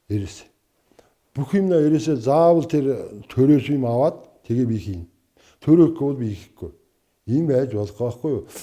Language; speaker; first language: Mongolian; non-native, local second language; Kazakh